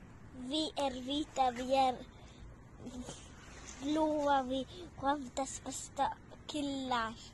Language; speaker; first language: Swedish; non-native, learner; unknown